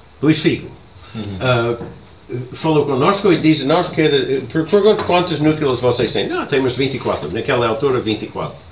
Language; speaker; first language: Portuguese; non-native, learner; English